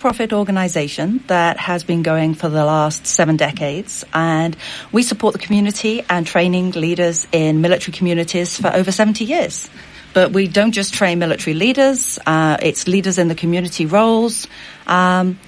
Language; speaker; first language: English; native; English